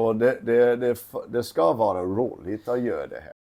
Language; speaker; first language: Swedish; non-native, fluent; English